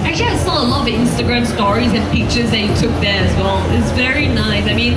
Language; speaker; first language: English; non-native, local second language; Chinese